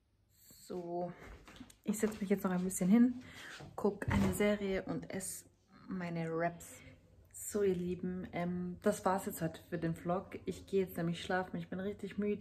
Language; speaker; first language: German; early bilingual, other home language; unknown